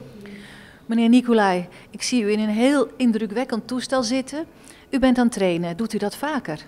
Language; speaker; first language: Dutch; native; Dutch